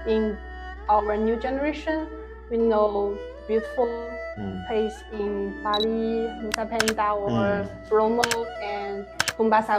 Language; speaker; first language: English; non-native, learner; Chinese